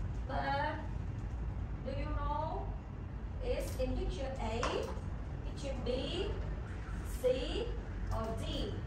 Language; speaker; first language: English; non-native, learner; Vietnamese